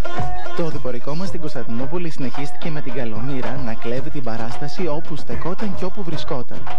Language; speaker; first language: Greek; native; Greek